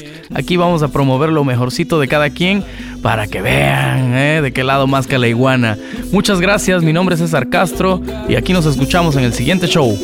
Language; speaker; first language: Spanish; native; Spanish